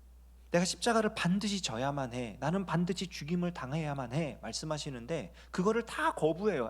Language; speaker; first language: Korean; native; Korean